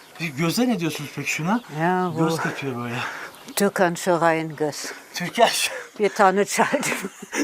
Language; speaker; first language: Turkish; non-native, learner; German